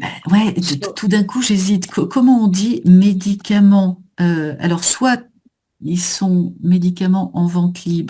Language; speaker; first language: French; native; French